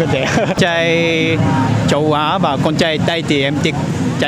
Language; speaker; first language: Vietnamese; non-native, fluent; Japanese